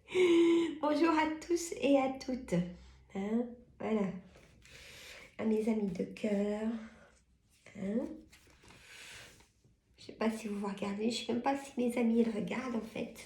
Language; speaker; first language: French; native; French